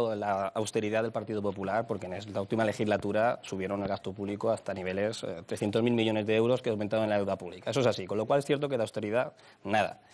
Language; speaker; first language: Spanish; native; Spanish